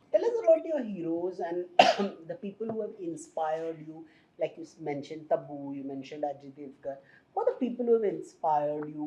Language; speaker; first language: English; non-native, local second language; Hindi